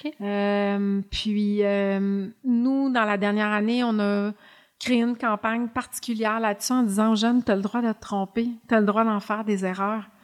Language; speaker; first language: French; native; French